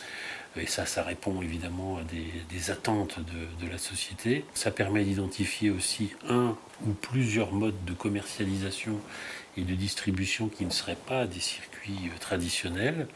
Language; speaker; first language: French; native; French